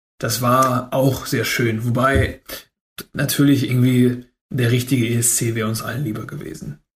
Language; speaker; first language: German; native; German